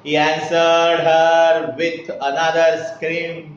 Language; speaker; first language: English; non-native, local second language; Marathi